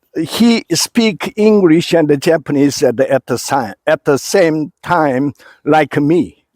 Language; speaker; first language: English; non-native, fluent; Korean